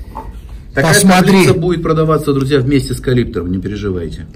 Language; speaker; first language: Russian; native; Russian